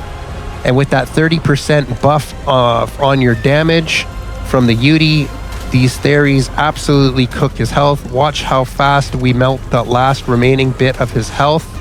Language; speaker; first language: English; native; English